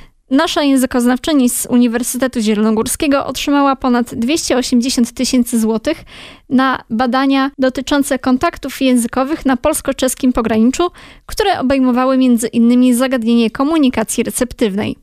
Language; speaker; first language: Polish; native; Polish